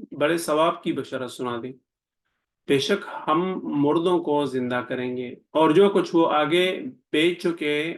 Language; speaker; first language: Urdu; non-native, local second language; Pashto